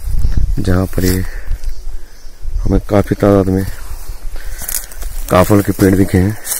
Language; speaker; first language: Hindi; native; Hindi